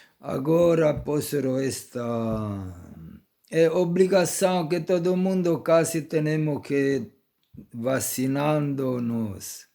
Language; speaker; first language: Portuguese; non-native, fluent; Italian